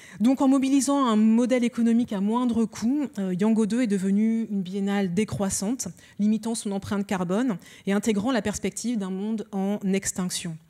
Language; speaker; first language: French; early bilingual, other home language; Lingala